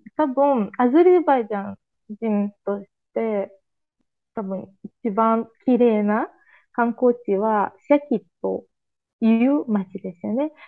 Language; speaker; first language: Japanese; non-native, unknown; Azerbaijani